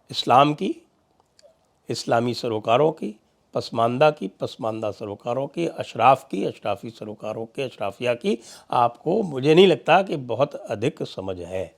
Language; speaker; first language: Hindi; native; Hindi